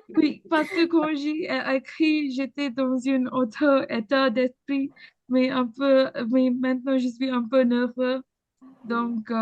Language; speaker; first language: French; non-native, learner; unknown